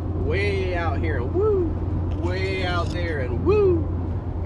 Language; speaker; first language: English; native; English